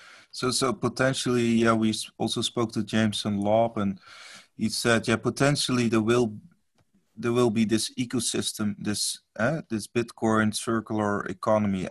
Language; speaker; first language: English; non-native, fluent; Dutch